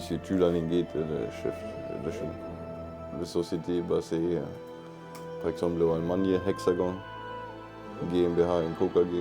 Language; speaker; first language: French; non-native, fluent; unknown